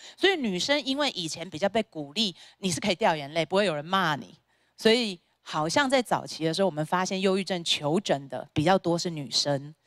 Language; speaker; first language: Chinese; native; Chinese